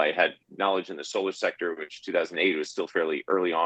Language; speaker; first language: English; native; English